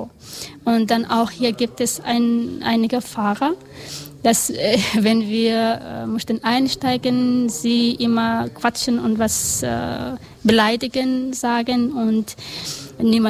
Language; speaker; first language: German; non-native, learner; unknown